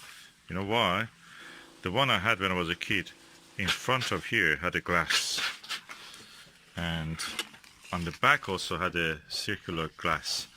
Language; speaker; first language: English; non-native, fluent; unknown